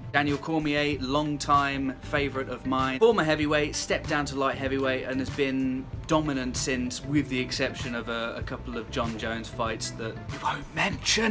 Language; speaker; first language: English; native; English